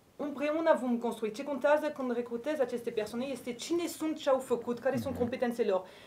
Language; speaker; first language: Romanian; non-native, fluent; French